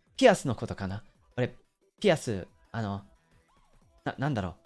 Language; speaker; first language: Japanese; early bilingual, other home language; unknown